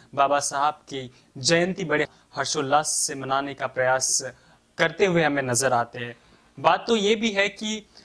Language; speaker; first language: Hindi; non-native, local second language; Marathi